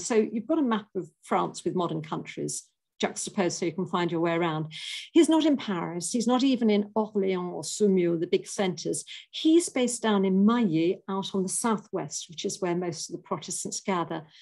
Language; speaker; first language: English; native; English